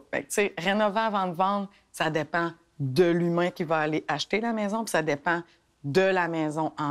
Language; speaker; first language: French; native; French